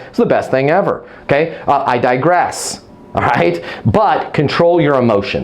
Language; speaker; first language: English; native; English